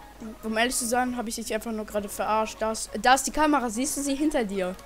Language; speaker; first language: German; native; German